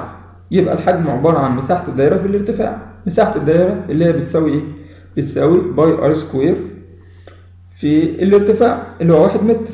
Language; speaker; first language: Arabic; native; Arabic